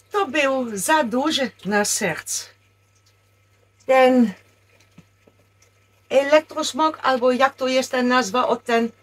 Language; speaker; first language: Polish; non-native, learner; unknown